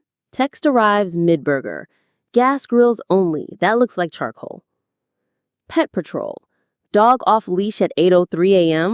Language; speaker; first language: English; native; English